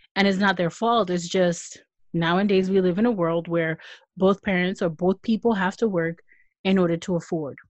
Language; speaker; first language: English; native; English